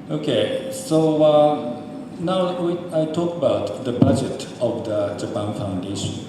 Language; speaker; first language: English; non-native, fluent; Japanese